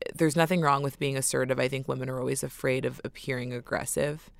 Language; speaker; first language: English; native; English